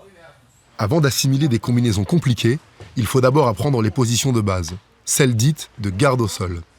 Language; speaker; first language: French; native; French